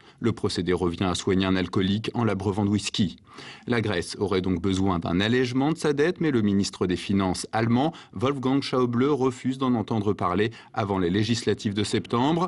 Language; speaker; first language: French; native; French